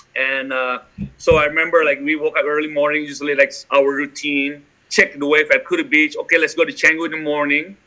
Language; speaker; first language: English; non-native, fluent; Indonesian